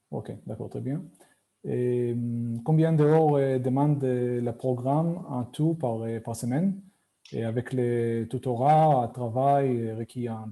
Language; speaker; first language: French; non-native, fluent; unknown